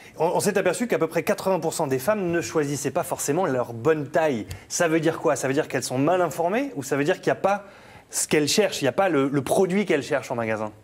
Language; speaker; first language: French; native; French